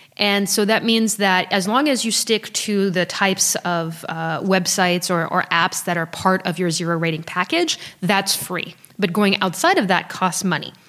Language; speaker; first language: English; early bilingual, other home language; French